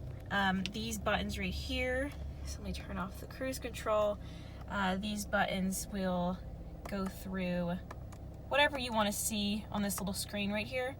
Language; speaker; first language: English; native; English